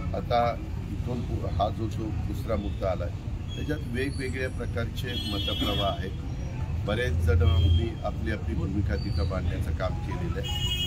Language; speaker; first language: Marathi; native; Marathi